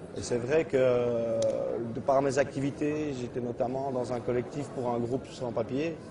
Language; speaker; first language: French; native; French